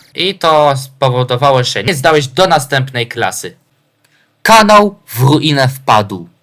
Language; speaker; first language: Polish; native; Polish